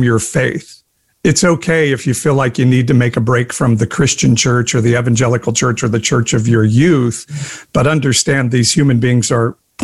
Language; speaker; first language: English; native; English